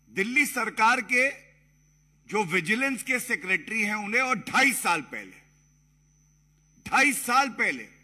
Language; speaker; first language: Hindi; native; Hindi